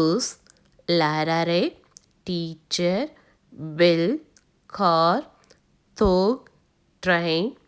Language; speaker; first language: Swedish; non-native, learner; Tamil